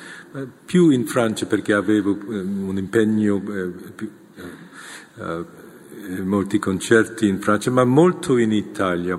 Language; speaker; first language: Italian; non-native, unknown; Korean